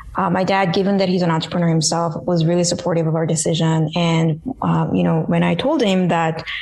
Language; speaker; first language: English; early bilingual, other home language; Korean